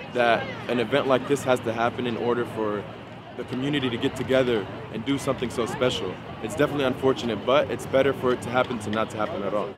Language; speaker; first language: English; native; English